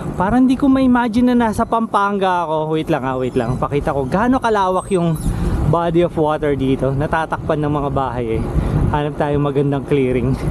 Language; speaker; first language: Filipino; non-native, local second language; Pampanga